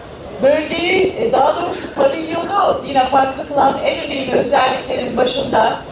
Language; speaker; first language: Turkish; native; Turkish